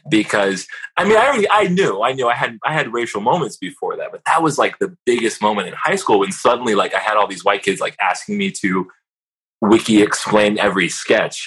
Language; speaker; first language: English; native; English